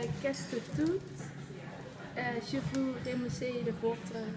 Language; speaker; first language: French; non-native, learner; Dutch